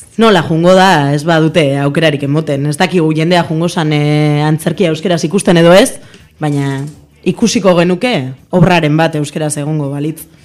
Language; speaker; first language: Basque; non-native, local second language; Spanish